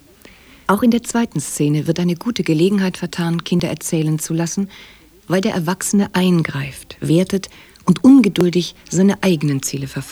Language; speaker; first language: German; native; German